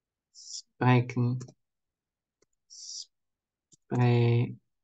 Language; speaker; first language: Dutch; non-native, learner; Russian